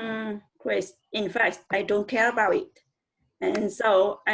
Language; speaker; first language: English; non-native, learner; Vietnamese